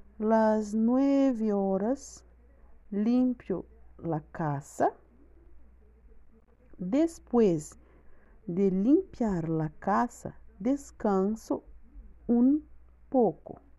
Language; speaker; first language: Spanish; non-native, learner; Portuguese